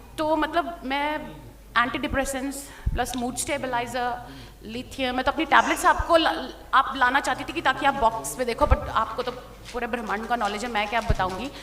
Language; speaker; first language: Hindi; native; Hindi